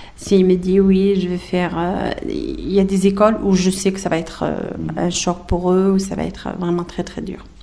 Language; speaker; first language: French; early bilingual, other home language; Arabic